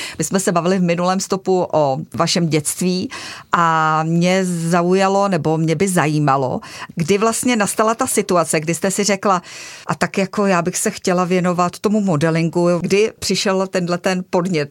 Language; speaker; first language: Czech; native; Czech